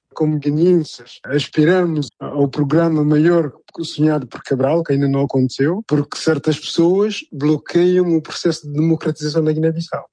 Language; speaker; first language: Portuguese; non-native, local second language; Upper Guinea Crioulo